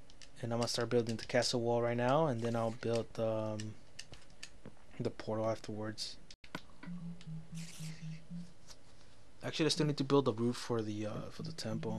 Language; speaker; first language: English; native; English